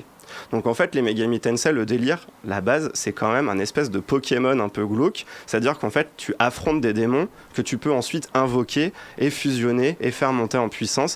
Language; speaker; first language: French; native; French